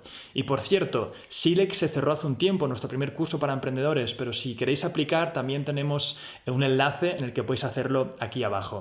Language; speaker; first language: Spanish; native; Spanish